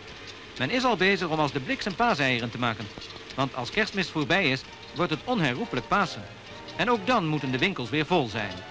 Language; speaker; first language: Dutch; native; Dutch